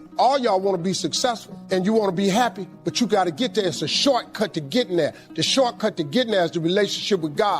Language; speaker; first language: English; native; English